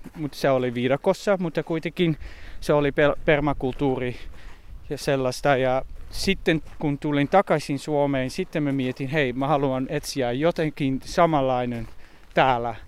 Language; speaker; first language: Finnish; non-native, fluent; Dutch